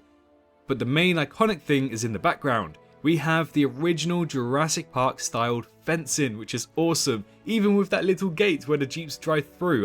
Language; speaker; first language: English; native; English